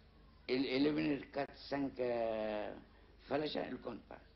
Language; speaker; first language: French; non-native, learner; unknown